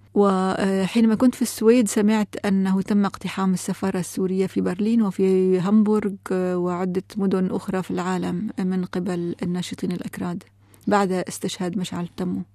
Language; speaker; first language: Arabic; native; Arabic